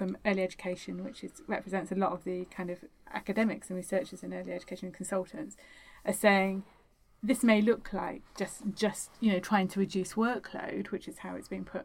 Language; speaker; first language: English; native; English